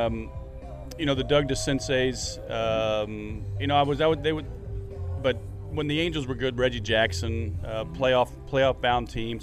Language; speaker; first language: English; native; English